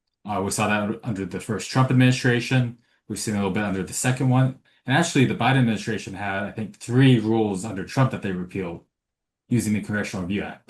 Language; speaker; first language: English; native; English